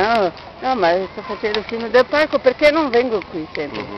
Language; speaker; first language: Italian; non-native, learner; Portuguese